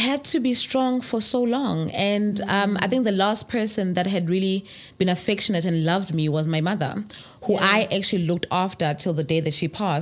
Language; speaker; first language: English; non-native, local second language; Zulu